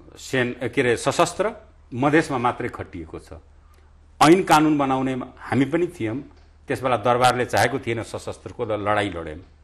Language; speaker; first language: Nepali; non-native, local second language; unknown